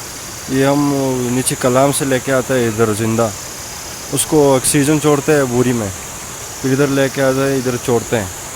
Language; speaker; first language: Hindi; non-native, local second language; Pashto